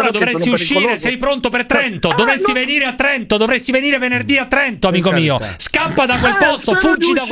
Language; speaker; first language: Italian; native; Italian